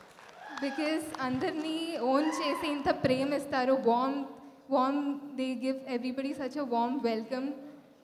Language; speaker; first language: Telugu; non-native, fluent; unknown